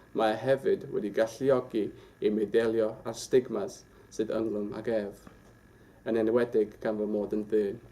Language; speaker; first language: Welsh; non-native, local second language; English